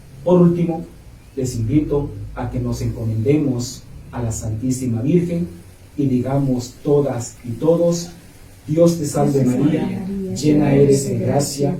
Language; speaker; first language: Spanish; native; Spanish